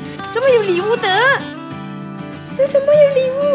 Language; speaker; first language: Chinese; native; Chinese